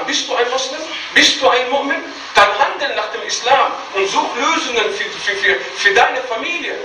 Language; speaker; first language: German; non-native, fluent; Arabic